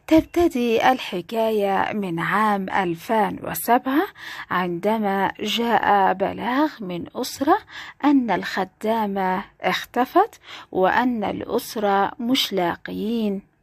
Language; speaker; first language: Arabic; native; Arabic